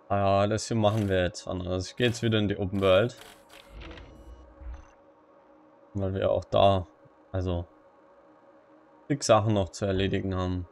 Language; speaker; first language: German; native; German